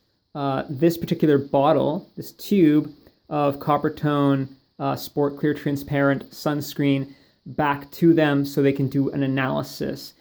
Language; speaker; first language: English; native; English